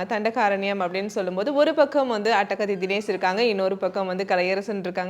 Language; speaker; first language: Tamil; native; Tamil